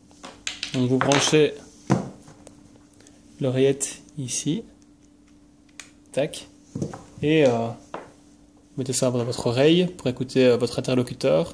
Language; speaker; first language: French; native; French